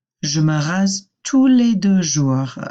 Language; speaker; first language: French; non-native, fluent; English